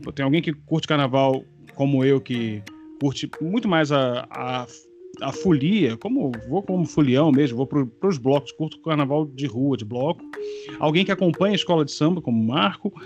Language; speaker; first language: Portuguese; native; Portuguese